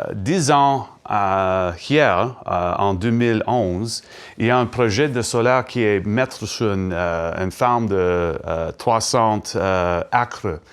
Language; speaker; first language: French; non-native, learner; English